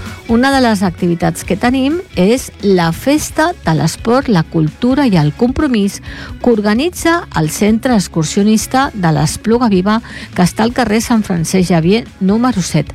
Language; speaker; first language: Catalan; native; Catalan